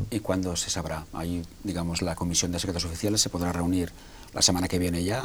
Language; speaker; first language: Spanish; non-native, local second language; Catalan